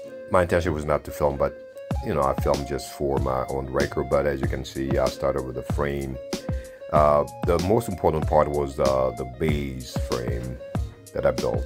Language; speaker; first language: English; non-native, fluent; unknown